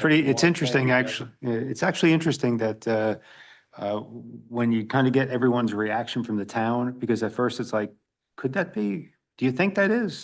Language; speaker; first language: English; native; English